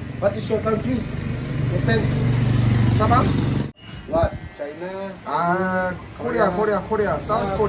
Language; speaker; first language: English; non-native, learner; Korean